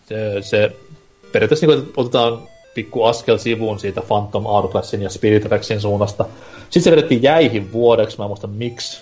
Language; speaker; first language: Finnish; native; Finnish